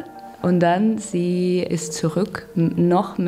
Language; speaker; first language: German; non-native, learner; Russian